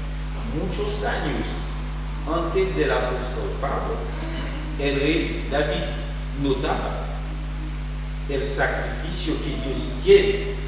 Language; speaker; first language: Spanish; non-native, fluent; French